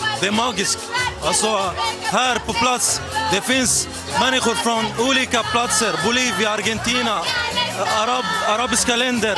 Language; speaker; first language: Swedish; non-native, local second language; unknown